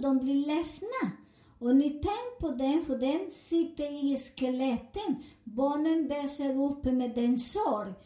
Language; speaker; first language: Swedish; non-native, fluent; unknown